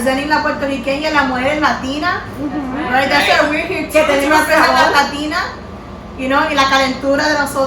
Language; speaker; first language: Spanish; early bilingual, heritage; Spanish